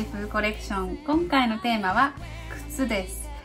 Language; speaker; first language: Japanese; early bilingual, heritage; Japanese